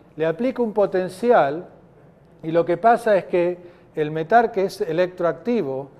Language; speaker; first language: Spanish; native; Spanish